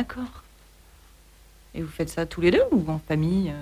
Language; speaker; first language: French; native; French